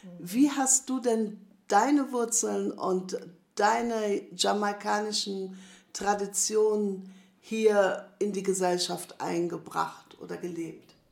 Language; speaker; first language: German; native; German